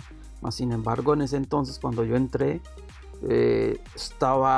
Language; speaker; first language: Spanish; native; Spanish